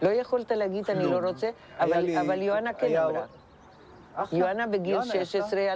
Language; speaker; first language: Hebrew; non-native, fluent; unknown